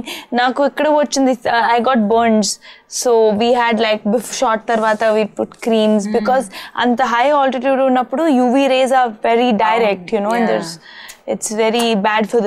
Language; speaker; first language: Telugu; non-native, learner; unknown